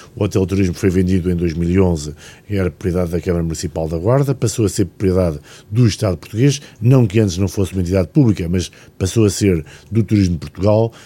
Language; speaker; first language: Portuguese; native; Portuguese